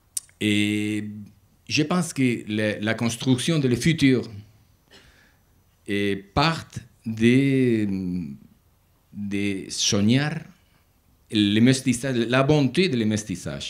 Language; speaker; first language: French; non-native, learner; Spanish